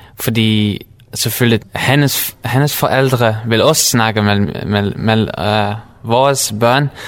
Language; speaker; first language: Danish; non-native, learner; Dutch